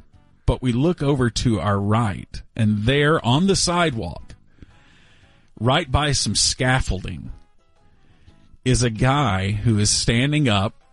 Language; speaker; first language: English; native; English